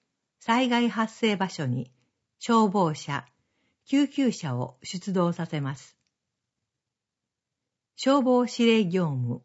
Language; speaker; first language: Japanese; native; Japanese